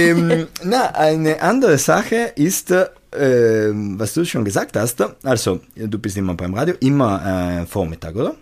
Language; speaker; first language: German; non-native, local second language; Italian